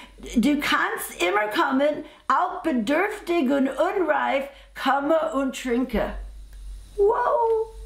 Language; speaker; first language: German; non-native, fluent; English